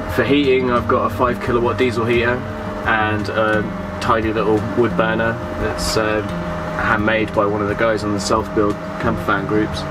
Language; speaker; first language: English; native; English